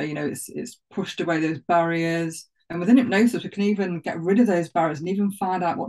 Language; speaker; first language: English; native; English